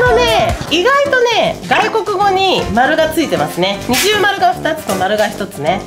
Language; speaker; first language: Japanese; native; Japanese